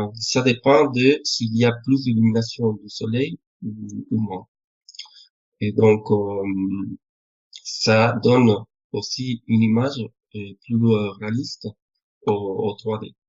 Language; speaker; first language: French; non-native, fluent; Spanish